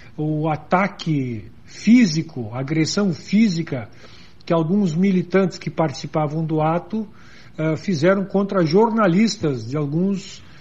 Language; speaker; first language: Portuguese; native; Portuguese